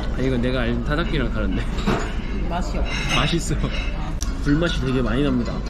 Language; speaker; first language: Korean; native; Korean